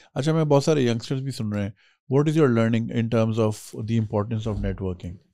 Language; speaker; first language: Urdu; native; Urdu